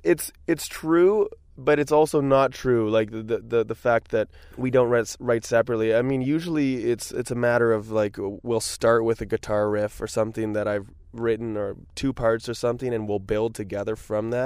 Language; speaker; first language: English; native; English